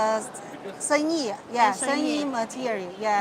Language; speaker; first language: English; non-native, local second language; Chinese